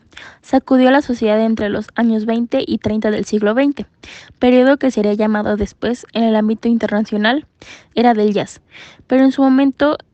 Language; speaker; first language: Spanish; native; Spanish